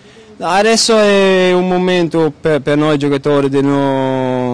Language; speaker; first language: Italian; non-native, learner; Danish